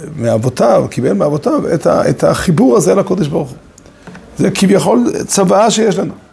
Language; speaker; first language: Hebrew; native; Hebrew